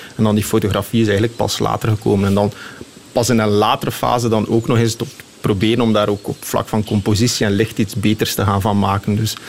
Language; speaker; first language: Dutch; native; Dutch